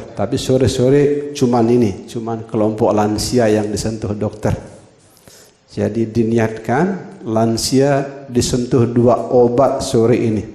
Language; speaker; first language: Indonesian; non-native, local second language; Balinese